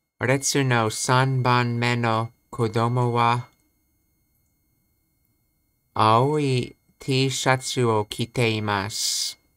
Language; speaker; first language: Japanese; non-native, learner; English